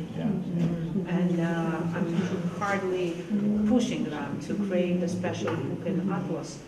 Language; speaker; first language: English; non-native, fluent; Ukrainian